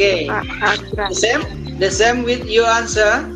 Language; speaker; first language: English; non-native, learner; Indonesian